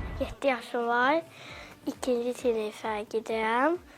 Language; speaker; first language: Azerbaijani; early bilingual, heritage; Azerbaijani